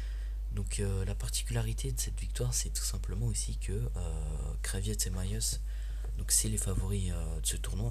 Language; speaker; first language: French; native; French